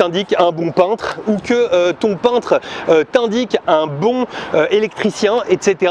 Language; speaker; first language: French; native; French